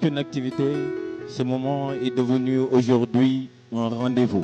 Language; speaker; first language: French; non-native, local second language; Wolof